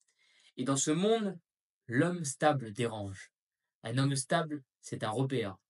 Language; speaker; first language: French; native; French